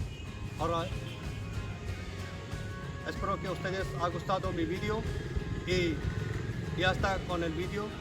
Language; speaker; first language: Spanish; non-native, learner; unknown